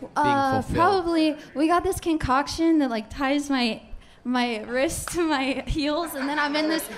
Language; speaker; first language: English; native; English